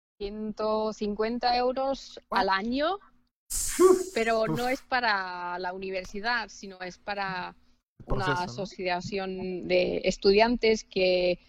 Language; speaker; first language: Spanish; non-native, fluent; Finnish